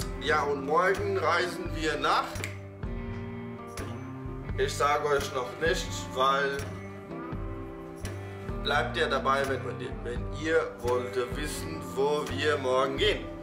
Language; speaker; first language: German; non-native, fluent; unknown